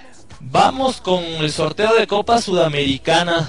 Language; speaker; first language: Spanish; native; Spanish